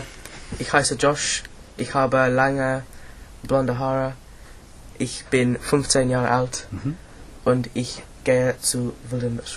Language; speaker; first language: German; non-native, learner; English